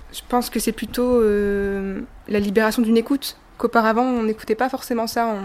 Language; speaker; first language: French; native; French